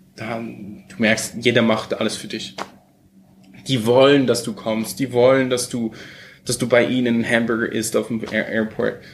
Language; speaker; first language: German; early bilingual, heritage; German